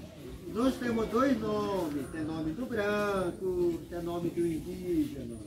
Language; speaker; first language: Portuguese; non-native, local second language; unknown